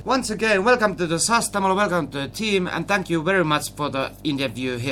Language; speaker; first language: English; non-native, fluent; Finnish